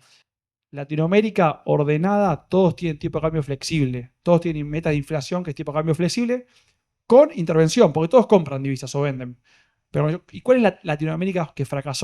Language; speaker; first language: Spanish; native; Spanish